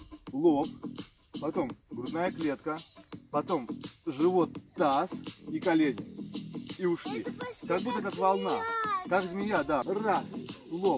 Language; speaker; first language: Russian; native; Russian